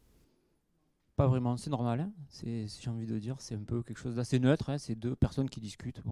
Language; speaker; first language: French; native; French